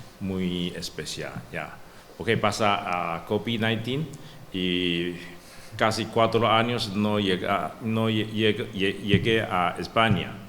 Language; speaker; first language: Spanish; non-native, learner; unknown